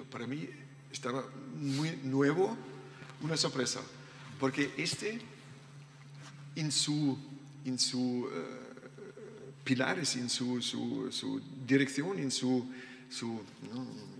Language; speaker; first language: Spanish; non-native, learner; German